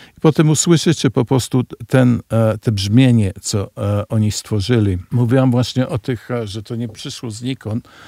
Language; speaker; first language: Polish; early bilingual, heritage; Polish